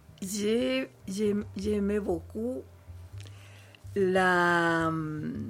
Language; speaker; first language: French; non-native, learner; Spanish